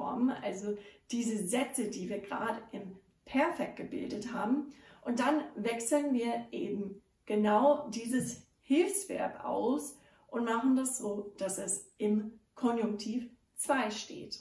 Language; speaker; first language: German; non-native, fluent; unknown